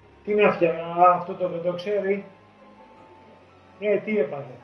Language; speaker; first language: Greek; native; Greek